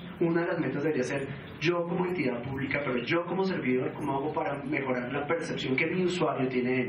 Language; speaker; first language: Spanish; native; Spanish